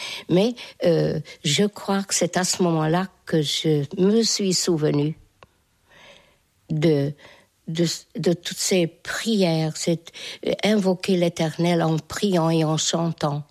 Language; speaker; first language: French; non-native, fluent; Hungarian